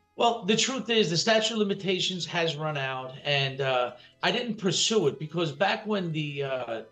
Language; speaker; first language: English; native; English